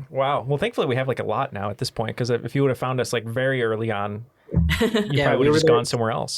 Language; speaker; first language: English; native; English